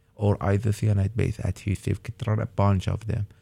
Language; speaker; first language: English; non-native, fluent; Persian